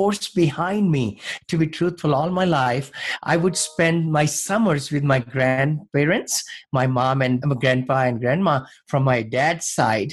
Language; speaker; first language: English; non-native, local second language; Hindi